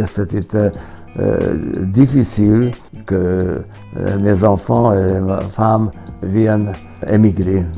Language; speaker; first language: French; non-native, fluent; Hungarian